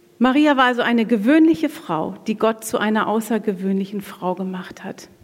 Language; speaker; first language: German; native; German